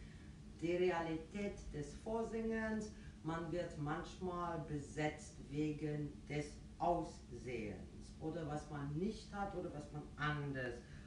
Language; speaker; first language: German; non-native, fluent; Afrikaans